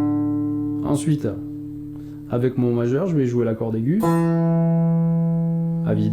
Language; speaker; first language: French; native; French